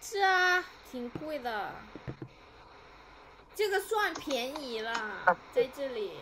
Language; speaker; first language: Chinese; non-native, learner; Indonesian